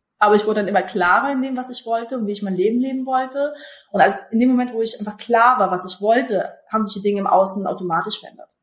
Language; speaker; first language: German; early bilingual, other home language; Russian